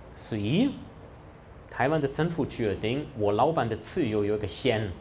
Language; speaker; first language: Chinese; non-native, fluent; German